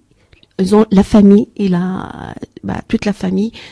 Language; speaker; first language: French; non-native, learner; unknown